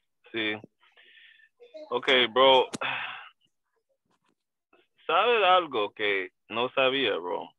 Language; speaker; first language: Spanish; non-native, learner; English